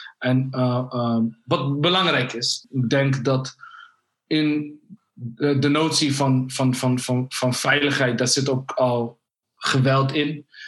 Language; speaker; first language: Dutch; early bilingual, other home language; Somali